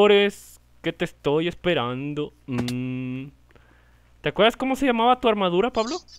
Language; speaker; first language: Spanish; native; Spanish